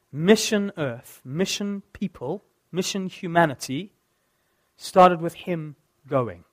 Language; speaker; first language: English; native; English